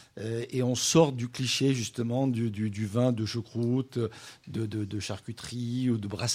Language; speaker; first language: French; native; French